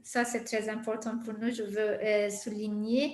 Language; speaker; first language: French; non-native, fluent; Turkish